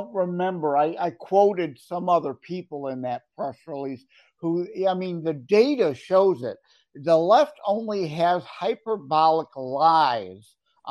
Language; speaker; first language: English; native; English